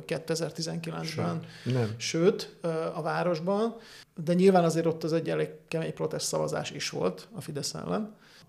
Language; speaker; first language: Hungarian; native; Hungarian